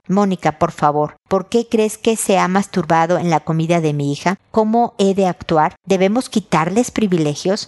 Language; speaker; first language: Spanish; native; Spanish